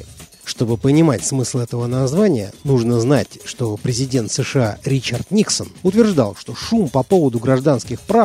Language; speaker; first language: Russian; native; Russian